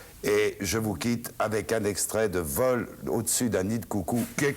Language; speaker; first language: French; native; French